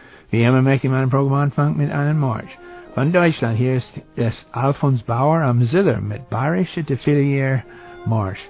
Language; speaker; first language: German; non-native, learner; English